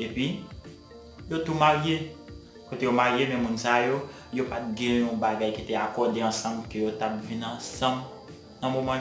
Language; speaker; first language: French; non-native, learner; Haitian Creole